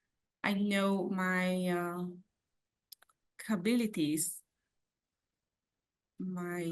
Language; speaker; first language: English; non-native, learner; Vietnamese